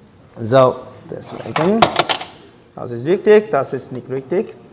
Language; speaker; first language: German; non-native, fluent; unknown